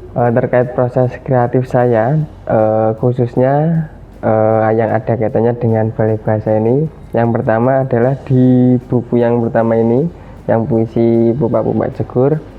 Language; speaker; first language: Indonesian; non-native, local second language; Javanese